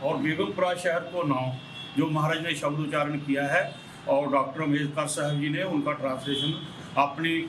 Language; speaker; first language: Hindi; non-native, local second language; Punjabi